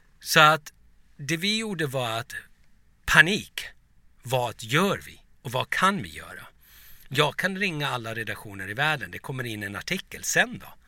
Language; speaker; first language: Swedish; early bilingual, other home language; Turoyo